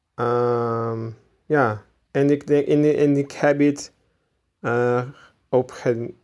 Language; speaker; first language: Dutch; non-native, learner; Portuguese